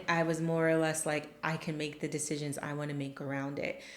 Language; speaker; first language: English; native; English